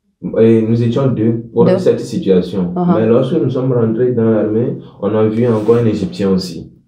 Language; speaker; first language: French; non-native, local second language; Ewe